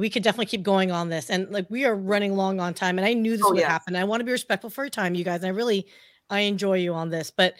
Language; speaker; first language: English; native; English